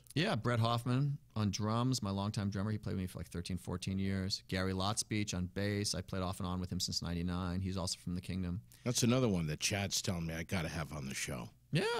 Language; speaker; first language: English; native; English